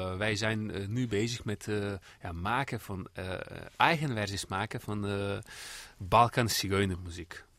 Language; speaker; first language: Dutch; non-native, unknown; Serbian